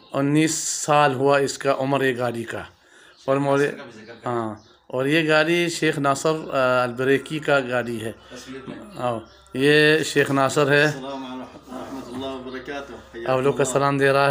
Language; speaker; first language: Hindi; non-native, learner; Arabic